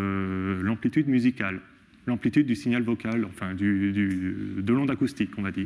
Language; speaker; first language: French; native; French